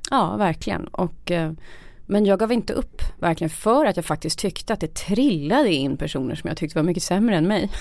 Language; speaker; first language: Swedish; native; Swedish